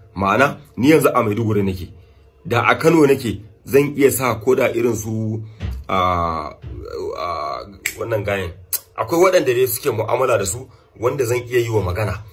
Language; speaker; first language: Hausa; non-native, local second language; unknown